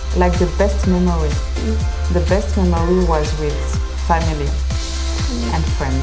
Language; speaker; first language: English; non-native, fluent; French